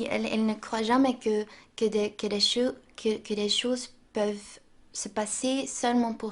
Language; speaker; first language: French; non-native, local second language; Dutch